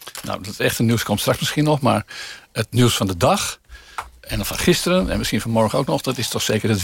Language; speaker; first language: Dutch; native; Dutch